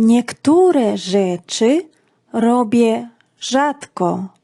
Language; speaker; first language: Polish; non-native, fluent; Georgian